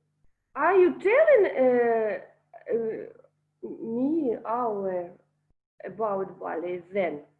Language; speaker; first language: English; non-native, learner; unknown